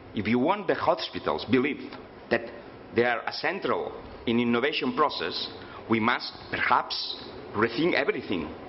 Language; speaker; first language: English; non-native, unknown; Catalan